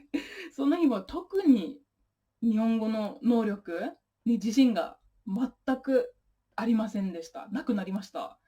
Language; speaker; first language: Japanese; non-native, fluent; English